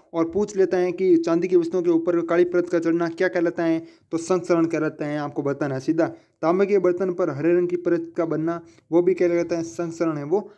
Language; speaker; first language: Hindi; native; Hindi